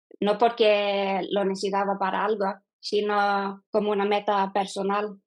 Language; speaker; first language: Spanish; non-native, fluent; Norwegian